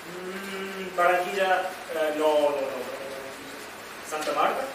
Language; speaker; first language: Spanish; non-native, learner; Japanese